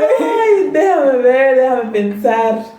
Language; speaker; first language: Spanish; non-native, fluent; Haitian Creole